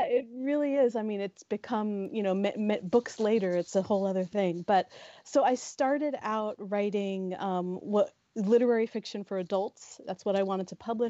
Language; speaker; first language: English; native; English